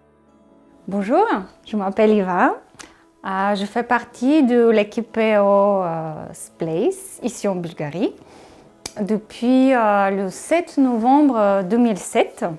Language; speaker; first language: French; non-native, fluent; Bulgarian